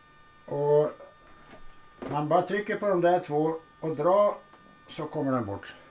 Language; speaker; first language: Swedish; native; Swedish